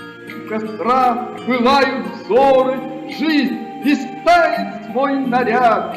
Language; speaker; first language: Russian; native; Russian